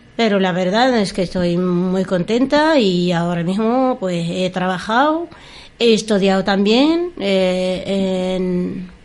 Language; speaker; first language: Spanish; non-native, local second language; Arabic